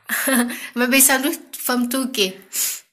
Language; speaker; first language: English; non-native, learner; Vietnamese